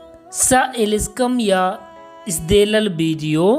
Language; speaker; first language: Russian; non-native, learner; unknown